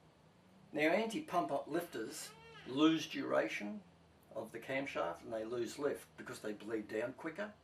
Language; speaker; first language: English; native; English